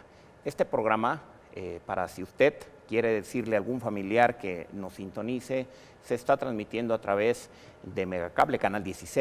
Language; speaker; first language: Spanish; native; Spanish